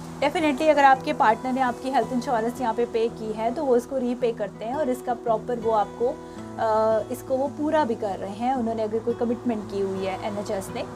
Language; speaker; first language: Urdu; non-native, local second language; Punjabi